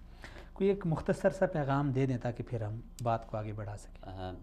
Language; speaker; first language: Urdu; native; Urdu